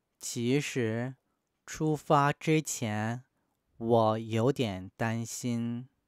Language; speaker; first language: Chinese; non-native, fluent; Korean